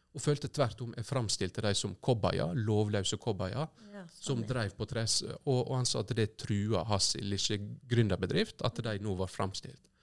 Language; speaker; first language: Norwegian; native; Norwegian